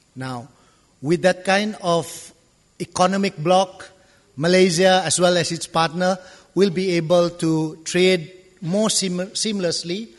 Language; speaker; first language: English; non-native, local second language; Malay